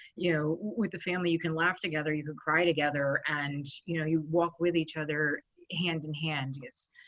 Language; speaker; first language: English; native; English